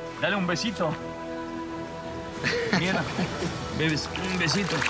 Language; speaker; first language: Spanish; non-native, learner; French